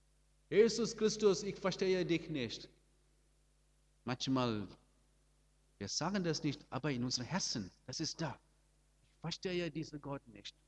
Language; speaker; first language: German; non-native, learner; Amharic